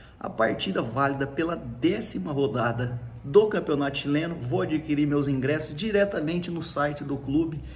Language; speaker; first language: Portuguese; native; Portuguese